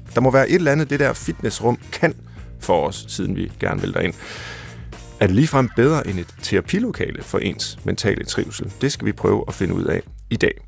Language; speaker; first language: Danish; native; Danish